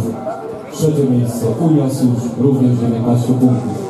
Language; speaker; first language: Polish; native; Polish